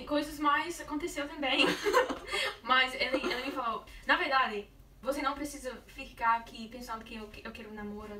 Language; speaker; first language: Portuguese; non-native, learner; English